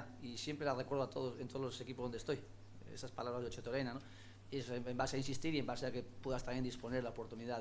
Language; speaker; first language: Spanish; native; Spanish